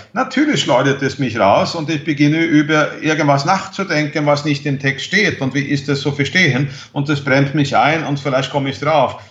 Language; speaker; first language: German; non-native, fluent; Swedish